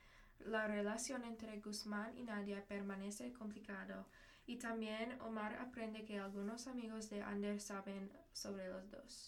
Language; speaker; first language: Spanish; non-native, learner; English